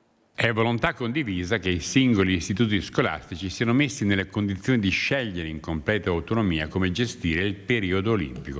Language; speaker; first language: Italian; native; Italian